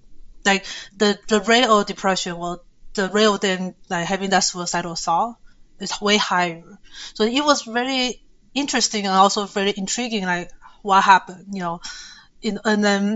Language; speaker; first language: English; early bilingual, other home language; Chinese